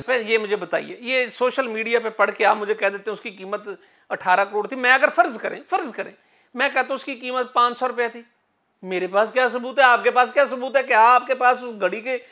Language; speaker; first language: Urdu; non-native, local second language; Punjabi